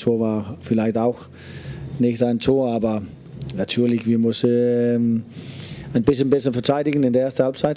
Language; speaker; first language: German; non-native, learner; Danish